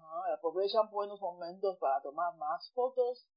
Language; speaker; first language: Spanish; non-native, fluent; Chinese